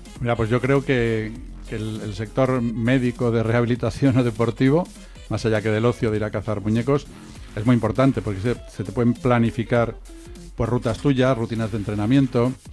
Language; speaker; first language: Spanish; native; Spanish